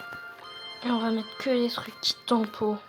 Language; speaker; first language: French; native; French